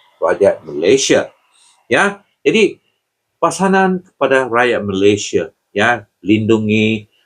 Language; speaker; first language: Malay; non-native, local second language; Chinese